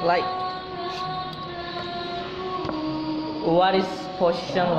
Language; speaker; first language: English; non-native, fluent; Indonesian